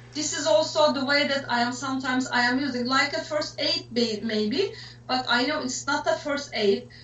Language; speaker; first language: English; non-native, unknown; Turkish